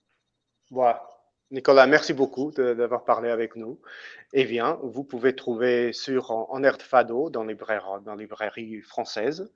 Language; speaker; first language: French; non-native, fluent; Portuguese